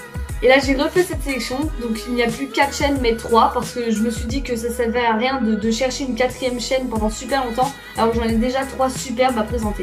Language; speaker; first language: French; native; French